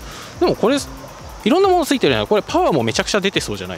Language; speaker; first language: Japanese; native; Japanese